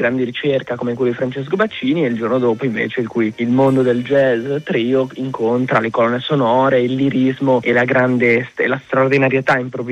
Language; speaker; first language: Italian; native; Italian